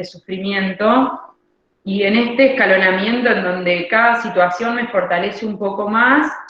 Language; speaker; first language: Spanish; native; Spanish